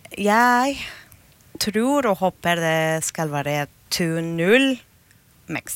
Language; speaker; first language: Norwegian; non-native, fluent; Spanish